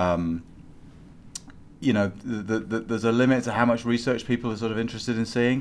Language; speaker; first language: English; native; English